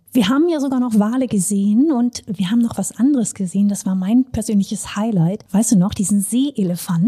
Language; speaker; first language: German; native; German